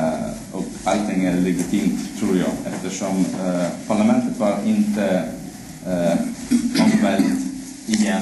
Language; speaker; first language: Swedish; non-native, fluent; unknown